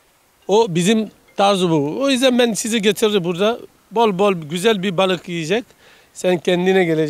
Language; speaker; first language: Turkish; non-native, learner; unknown